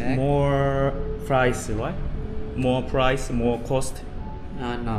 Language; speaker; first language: English; non-native, learner; Korean